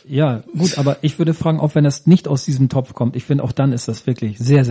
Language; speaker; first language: German; native; German